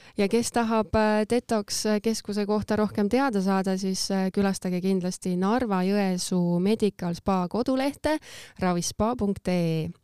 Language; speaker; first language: Estonian; native; Estonian